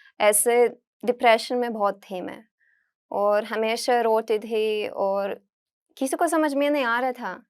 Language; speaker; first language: Hindi; non-native, fluent; Russian